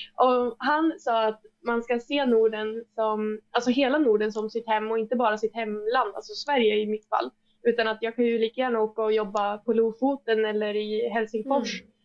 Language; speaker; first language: Swedish; native; Swedish